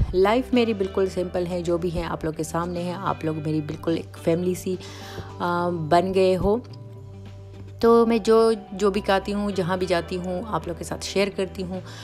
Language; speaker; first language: Urdu; native; Urdu